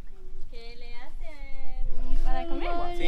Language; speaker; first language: Spanish; non-native, learner; French